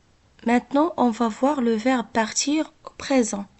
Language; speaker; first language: French; non-native, local second language; Arabic